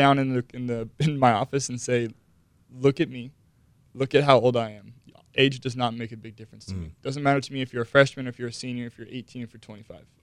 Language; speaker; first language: English; native; English